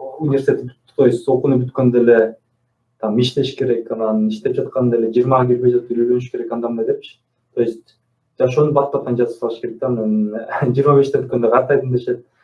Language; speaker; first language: Kyrgyz; native; Kyrgyz